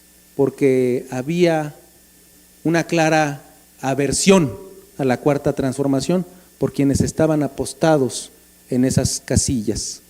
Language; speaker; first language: Spanish; native; Spanish